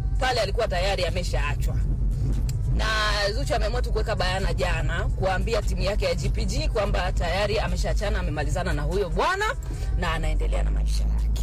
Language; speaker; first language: Swahili; native; Swahili